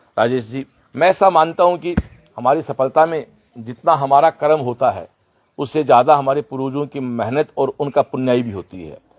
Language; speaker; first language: Hindi; native; Hindi